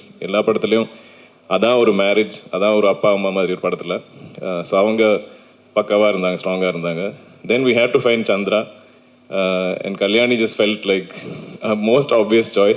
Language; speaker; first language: Tamil; non-native, local second language; Malayalam